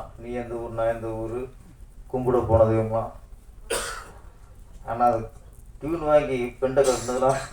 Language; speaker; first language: Tamil; native; Tamil